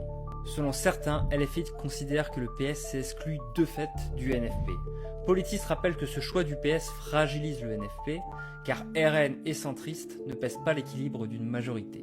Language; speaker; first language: French; native; French